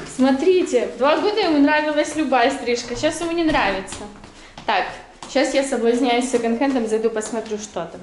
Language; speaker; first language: Russian; non-native, local second language; Ukrainian